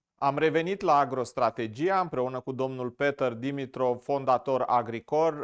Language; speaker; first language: Romanian; native; Romanian